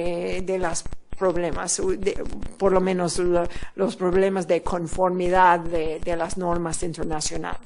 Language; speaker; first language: Spanish; non-native, fluent; English